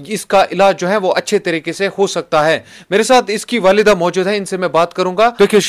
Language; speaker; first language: Hindi; non-native, local second language; Kashmiri